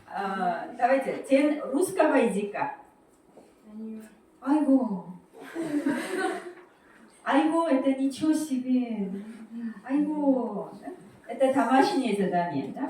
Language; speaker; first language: Russian; non-native, fluent; Korean